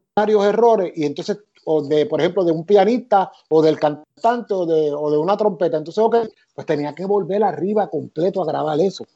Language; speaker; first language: Spanish; native; Spanish